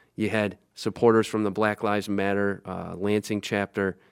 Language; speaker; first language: English; native; English